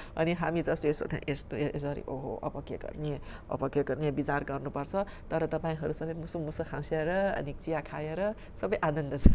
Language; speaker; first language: Nepali; non-native, fluent; Chinese